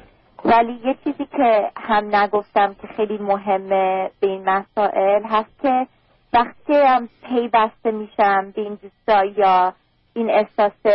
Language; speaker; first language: Persian; early bilingual, heritage; Persian